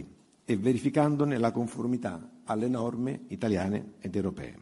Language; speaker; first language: Italian; native; Italian